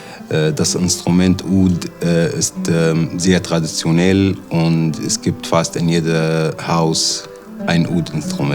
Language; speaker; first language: German; non-native, learner; Arabic